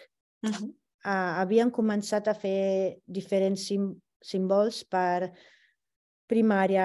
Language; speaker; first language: Catalan; non-native, fluent; Italian